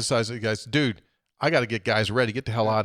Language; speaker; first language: English; native; English